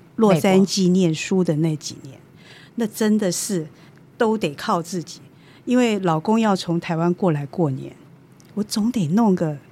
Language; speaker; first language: Chinese; native; Chinese